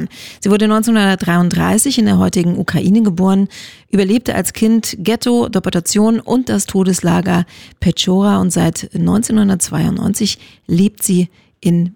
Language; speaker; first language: German; native; German